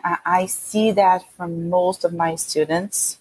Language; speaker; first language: English; non-native, fluent; Portuguese